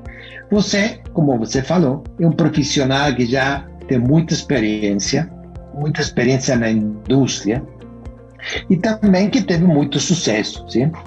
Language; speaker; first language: Portuguese; non-native, fluent; Spanish